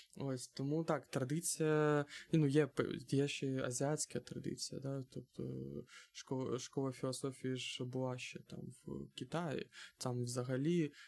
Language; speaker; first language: Ukrainian; non-native, local second language; Russian